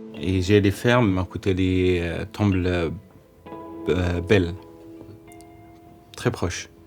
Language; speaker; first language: French; non-native, learner; Arabic